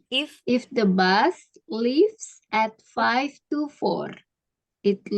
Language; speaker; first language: English; non-native, fluent; Indonesian